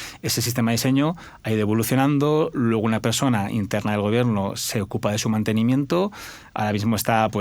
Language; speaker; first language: Spanish; native; Spanish